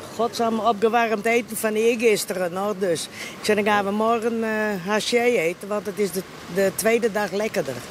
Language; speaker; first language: Dutch; native; Dutch